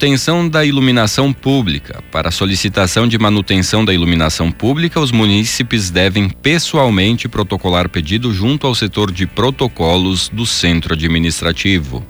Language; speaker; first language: Portuguese; native; Portuguese